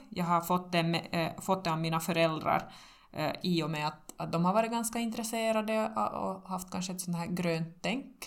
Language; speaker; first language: Swedish; native; Swedish